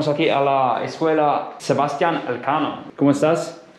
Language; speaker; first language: Spanish; non-native, fluent; English